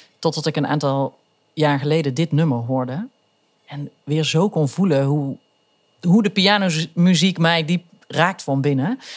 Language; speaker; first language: Dutch; native; Dutch